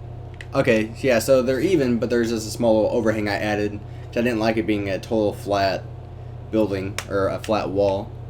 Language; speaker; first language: English; native; English